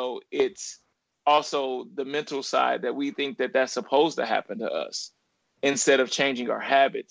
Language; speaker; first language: English; native; English